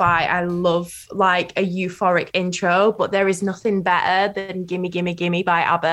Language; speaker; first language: English; native; English